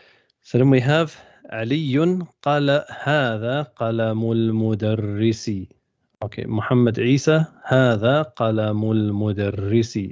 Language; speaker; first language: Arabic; non-native, fluent; English